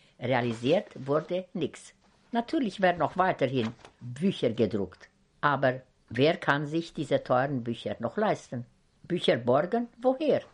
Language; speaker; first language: German; native; German